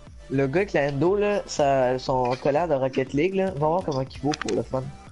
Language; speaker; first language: French; native; French